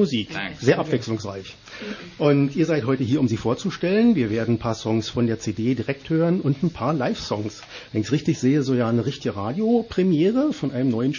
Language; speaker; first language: German; native; German